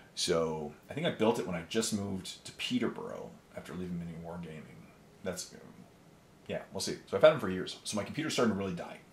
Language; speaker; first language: English; native; English